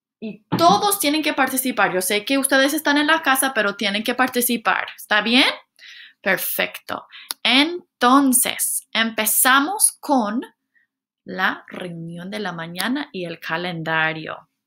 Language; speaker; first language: Spanish; non-native, fluent; English